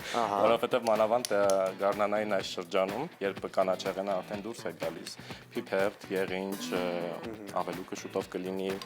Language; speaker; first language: Armenian; native; Armenian